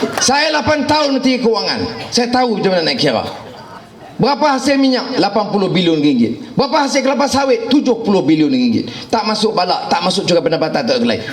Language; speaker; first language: Malay; native; Malay